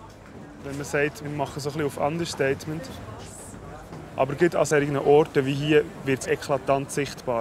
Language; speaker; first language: German; native; German